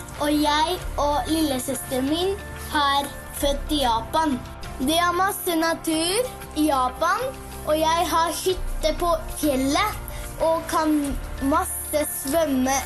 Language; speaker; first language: Norwegian; early bilingual, heritage; Japanese